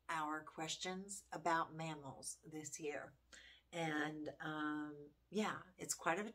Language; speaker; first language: English; native; English